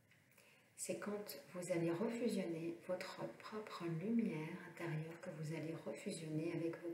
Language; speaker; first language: French; native; French